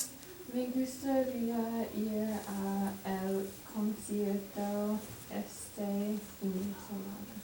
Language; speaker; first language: Spanish; non-native, learner; English